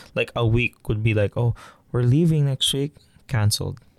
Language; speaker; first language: English; non-native, local second language; Filipino